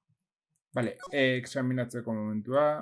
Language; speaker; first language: Basque; non-native, local second language; Spanish